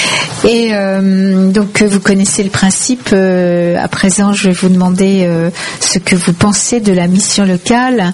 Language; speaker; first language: French; native; French